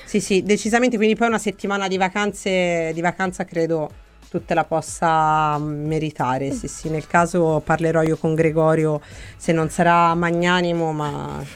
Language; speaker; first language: Italian; native; Italian